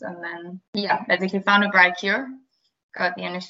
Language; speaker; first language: English; non-native, fluent; German